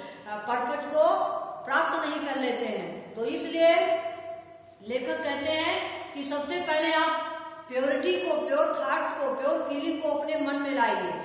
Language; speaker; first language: Hindi; native; Hindi